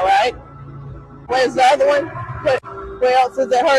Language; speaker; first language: English; native; English